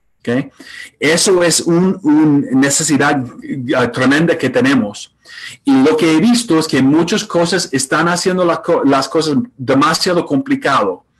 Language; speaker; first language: Spanish; non-native, fluent; English